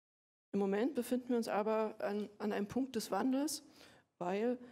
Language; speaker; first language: German; native; German